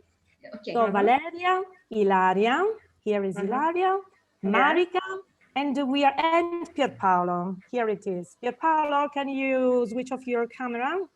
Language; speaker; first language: English; non-native, fluent; Italian